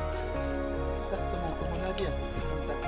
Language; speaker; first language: French; non-native, learner; Spanish